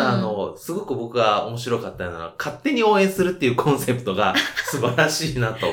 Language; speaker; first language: Japanese; native; Japanese